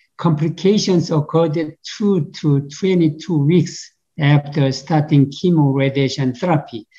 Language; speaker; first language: English; non-native, fluent; Korean